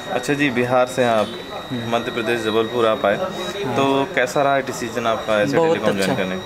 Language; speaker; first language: Hindi; native; Hindi